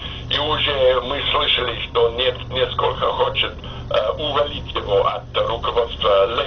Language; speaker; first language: Russian; non-native, fluent; English